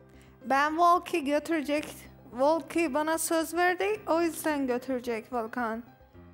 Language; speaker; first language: Turkish; non-native, learner; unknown